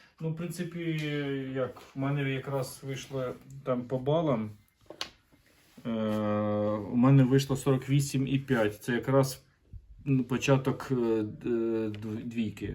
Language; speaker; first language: Ukrainian; native; Ukrainian